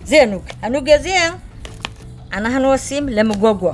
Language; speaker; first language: Hebrew; non-native, fluent; Amharic